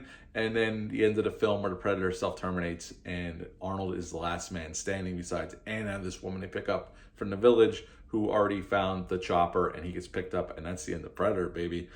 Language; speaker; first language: English; native; English